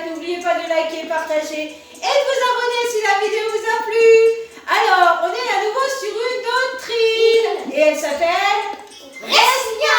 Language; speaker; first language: French; native; French